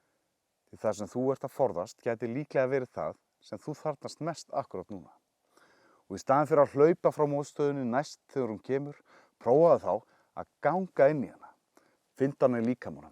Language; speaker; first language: Icelandic; native; Icelandic